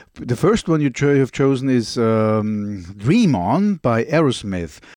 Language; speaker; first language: English; non-native, fluent; German